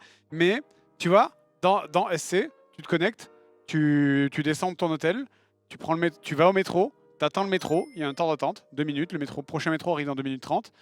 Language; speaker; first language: French; native; French